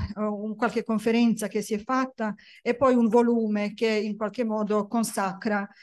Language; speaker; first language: Italian; non-native, fluent; Bosnian